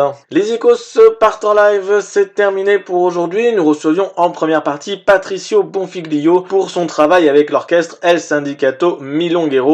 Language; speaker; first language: French; native; French